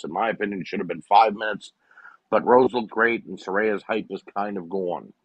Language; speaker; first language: English; native; English